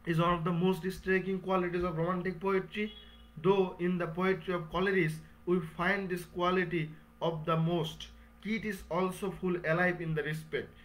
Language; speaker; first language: English; non-native, local second language; Bangla